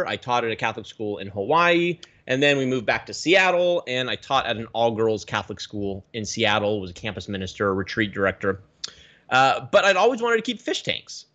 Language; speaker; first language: English; native; English